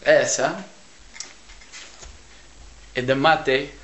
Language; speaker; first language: Spanish; early bilingual, heritage; Spanish